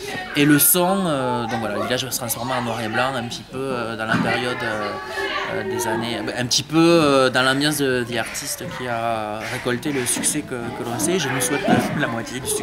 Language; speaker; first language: French; native; French